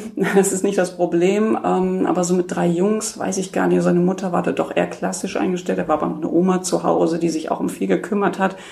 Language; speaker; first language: German; native; German